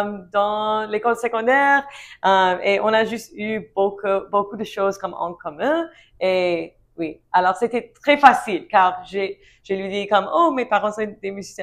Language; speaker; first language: French; non-native, learner; English